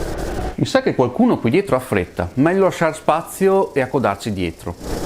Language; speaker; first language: Italian; native; Italian